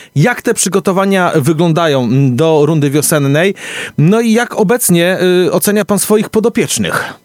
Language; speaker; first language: Polish; native; Polish